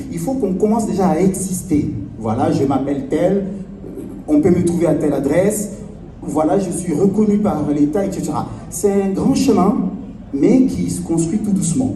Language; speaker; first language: French; non-native, local second language; Lingala